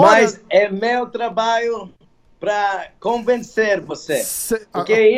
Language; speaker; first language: Portuguese; non-native, fluent; English